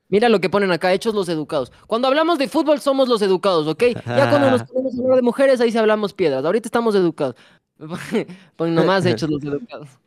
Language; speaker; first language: Spanish; native; Spanish